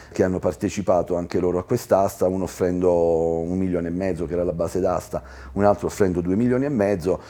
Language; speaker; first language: Italian; native; Italian